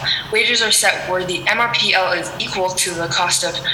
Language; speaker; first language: English; non-native, local second language; Cantonese